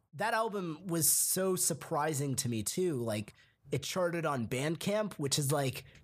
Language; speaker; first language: English; early bilingual, other home language; Hindi